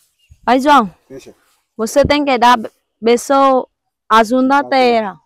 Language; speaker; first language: Portuguese; non-native, learner; Vietnamese